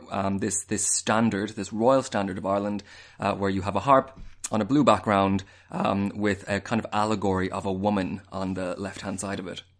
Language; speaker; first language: English; native; English